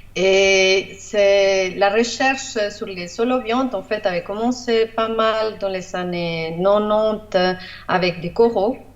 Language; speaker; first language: French; non-native, fluent; Spanish